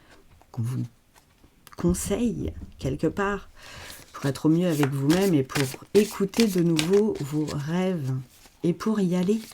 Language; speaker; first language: French; native; French